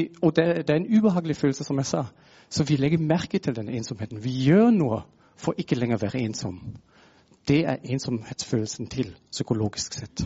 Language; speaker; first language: Norwegian; non-native, fluent; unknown